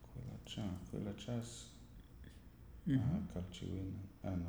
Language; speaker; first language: Spanish; non-native, learner; English